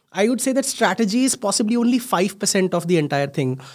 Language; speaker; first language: English; non-native, local second language; Hindi